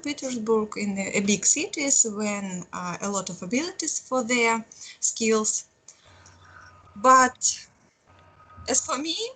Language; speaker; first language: English; non-native, learner; Russian